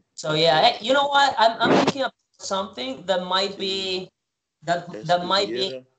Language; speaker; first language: English; non-native, fluent; Spanish